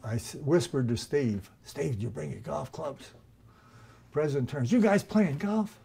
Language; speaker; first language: English; native; English